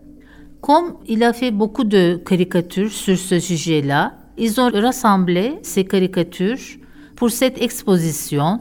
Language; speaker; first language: French; non-native, fluent; Turkish